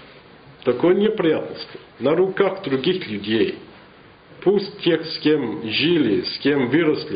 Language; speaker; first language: Russian; non-native, fluent; English